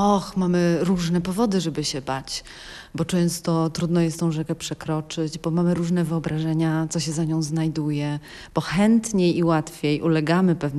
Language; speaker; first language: Polish; native; Polish